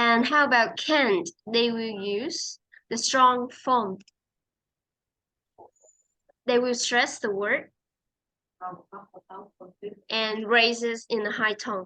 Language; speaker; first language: English; non-native, fluent; Vietnamese